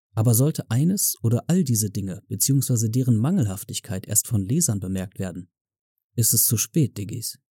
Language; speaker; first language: German; native; German